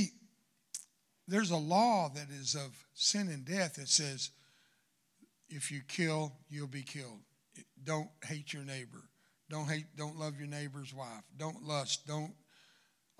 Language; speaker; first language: English; early bilingual, other home language; Spanish